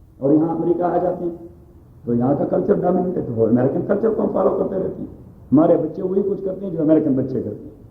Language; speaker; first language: Urdu; non-native, local second language; Pashto